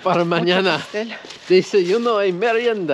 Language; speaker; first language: Spanish; non-native, learner; English